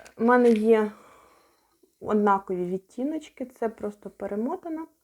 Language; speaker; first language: Ukrainian; non-native, local second language; Russian